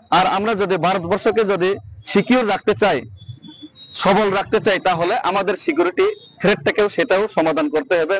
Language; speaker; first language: Bangla; non-native, local second language; Kok Borok